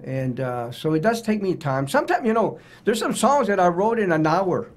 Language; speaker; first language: English; native; English